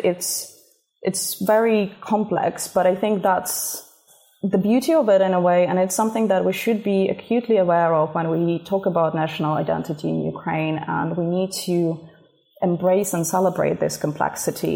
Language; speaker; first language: English; non-native, fluent; Russian